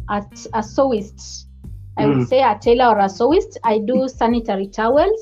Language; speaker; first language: English; non-native, local second language; Luyia